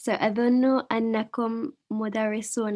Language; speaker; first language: Arabic; non-native, learner; English